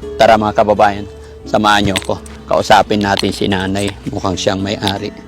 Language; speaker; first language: Filipino; native; Filipino